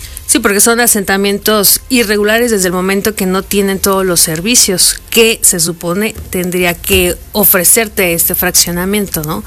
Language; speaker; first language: Spanish; native; Spanish